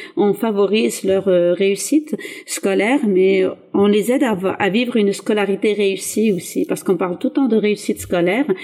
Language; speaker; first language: French; early bilingual, other home language; Arabic